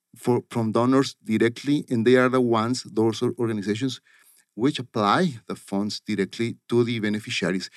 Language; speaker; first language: English; non-native, fluent; Spanish